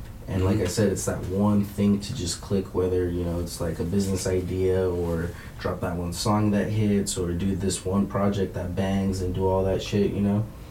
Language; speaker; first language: English; early bilingual, other home language; Spanish